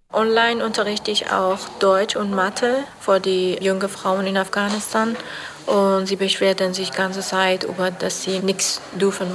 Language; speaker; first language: German; non-native, fluent; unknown